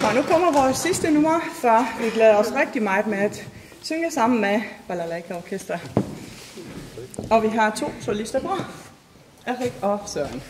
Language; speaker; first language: Danish; non-native, fluent; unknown